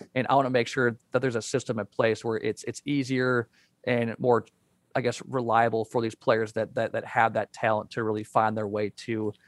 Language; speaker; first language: English; native; English